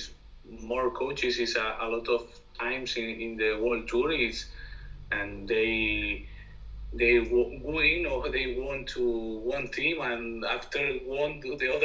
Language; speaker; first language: English; non-native, learner; Spanish